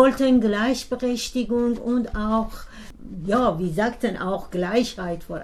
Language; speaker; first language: German; non-native, learner; Persian